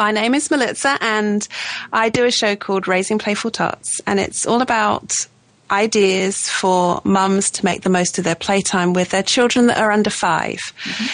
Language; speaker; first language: English; native; English